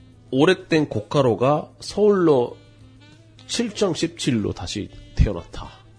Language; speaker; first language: Korean; non-native, fluent; Japanese